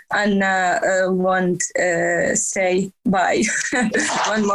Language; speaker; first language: English; non-native, learner; Ukrainian